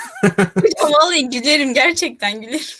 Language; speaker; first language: Turkish; native; Turkish